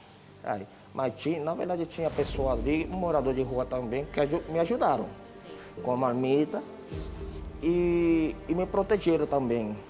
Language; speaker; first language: Portuguese; non-native, fluent; Spanish